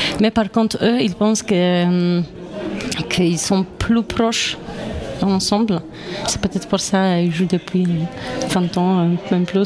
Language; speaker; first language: French; non-native, fluent; Polish